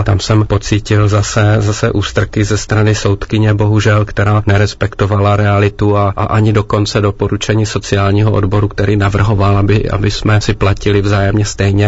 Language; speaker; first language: Czech; native; Czech